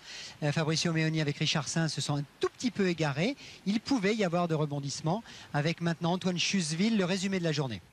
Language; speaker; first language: French; native; French